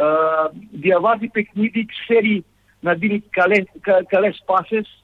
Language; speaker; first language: Greek; non-native, fluent; Serbian